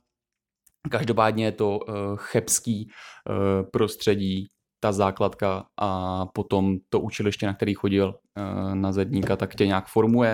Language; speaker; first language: Czech; native; Czech